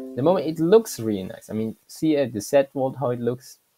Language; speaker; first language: English; non-native, fluent; German